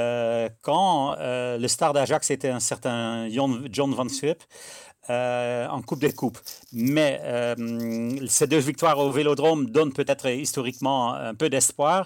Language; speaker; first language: French; non-native, fluent; Dutch